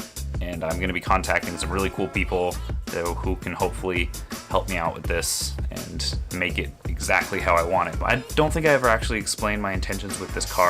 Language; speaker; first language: English; native; English